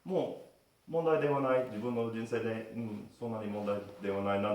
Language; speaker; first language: Japanese; non-native, learner; English